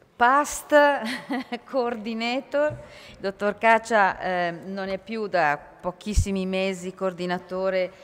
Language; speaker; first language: Italian; native; Italian